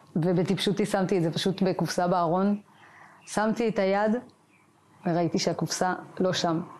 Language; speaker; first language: Hebrew; native; Hebrew